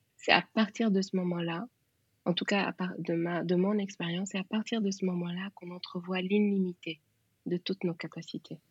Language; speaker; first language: French; non-native, local second language; Wolof